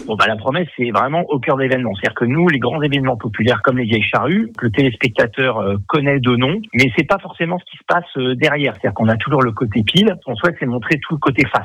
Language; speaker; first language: French; native; French